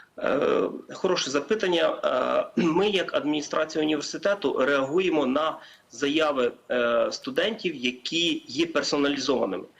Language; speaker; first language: Ukrainian; native; Ukrainian